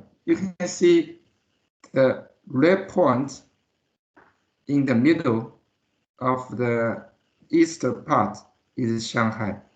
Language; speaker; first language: English; non-native, learner; Chinese